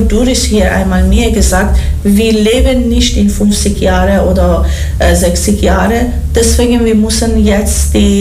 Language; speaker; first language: German; non-native, learner; Persian